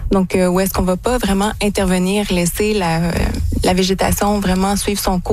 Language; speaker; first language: French; native; French